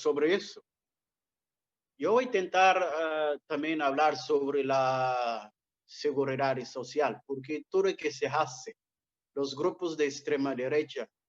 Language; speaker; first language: Spanish; non-native, fluent; Portuguese